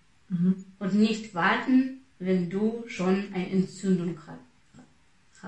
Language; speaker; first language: German; non-native, fluent; Russian